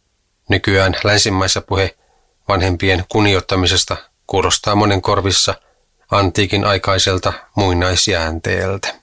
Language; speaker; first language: Finnish; native; Finnish